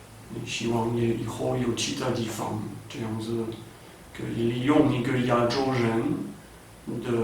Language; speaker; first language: Chinese; non-native, fluent; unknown